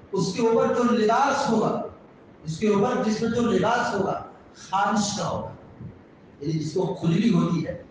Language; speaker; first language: Urdu; native; Urdu